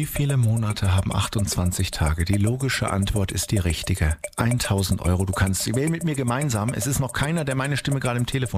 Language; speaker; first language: German; native; German